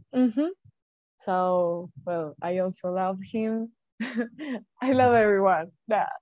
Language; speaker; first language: English; non-native, fluent; Spanish